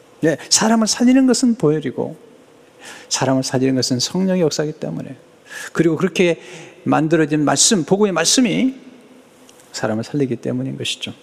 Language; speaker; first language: Korean; native; Korean